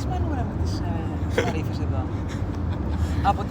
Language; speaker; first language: Greek; native; Greek